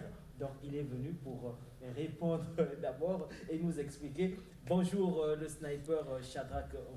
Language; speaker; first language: French; non-native, local second language; Lingala